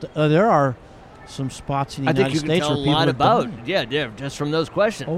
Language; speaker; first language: English; native; English